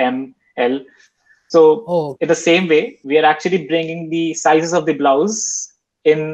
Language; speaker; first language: English; non-native, local second language; Hindi